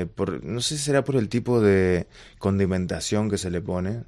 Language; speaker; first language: Spanish; native; Spanish